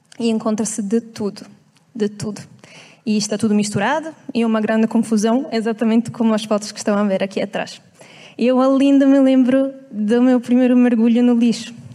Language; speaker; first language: Portuguese; non-native, fluent; Italian